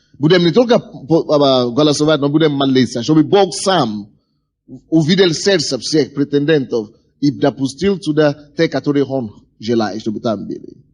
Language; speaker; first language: Russian; non-native, fluent; Yoruba